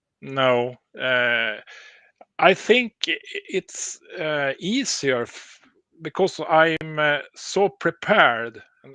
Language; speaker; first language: English; non-native, learner; Swedish